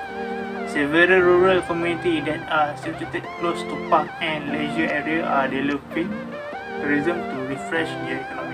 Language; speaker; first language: English; non-native, learner; Malay